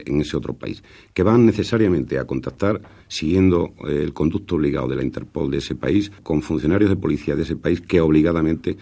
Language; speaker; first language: Spanish; native; Spanish